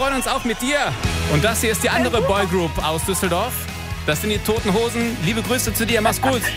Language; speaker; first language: German; native; German